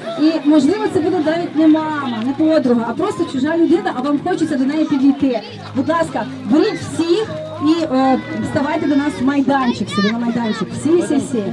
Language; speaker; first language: Ukrainian; native; Ukrainian